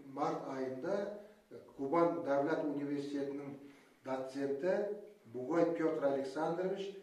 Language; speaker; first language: Uzbek; non-native, local second language; Kara-Kalpak